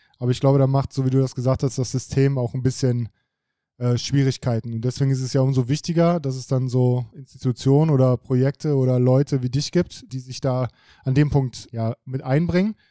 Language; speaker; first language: German; native; German